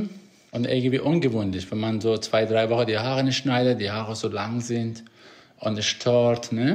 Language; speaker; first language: German; non-native, fluent; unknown